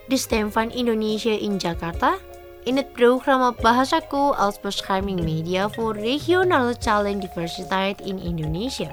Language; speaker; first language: Dutch; non-native, learner; Indonesian